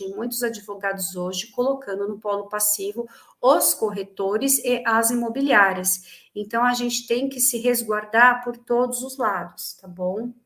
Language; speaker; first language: Portuguese; native; Portuguese